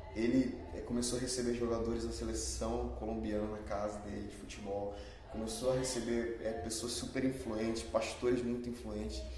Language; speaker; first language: Portuguese; early bilingual, other home language; Spanish